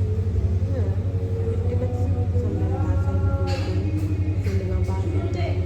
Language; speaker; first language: English; non-native, learner; Tibetan